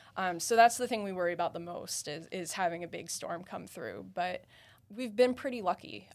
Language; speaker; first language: English; native; English